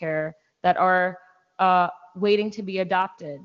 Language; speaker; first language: English; non-native, local second language; Hindi